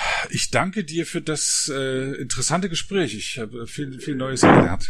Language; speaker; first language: German; native; German